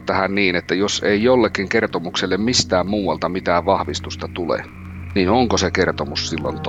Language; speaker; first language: Finnish; native; Finnish